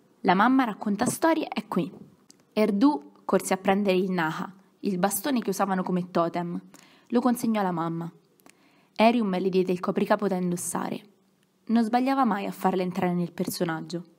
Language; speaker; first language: Italian; native; Italian